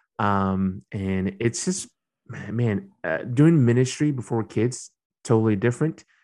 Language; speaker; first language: English; early bilingual, other home language; Burmese